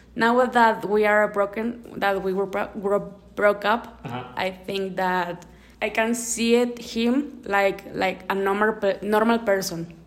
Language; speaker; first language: English; non-native, learner; Spanish